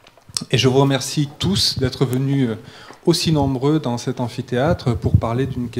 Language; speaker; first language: French; native; French